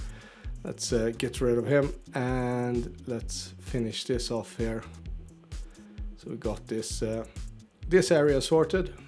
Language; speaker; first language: English; native; English